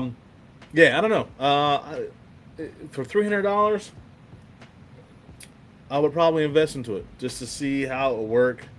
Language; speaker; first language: English; native; English